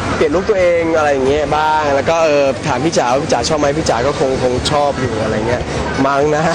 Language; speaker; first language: Thai; native; Thai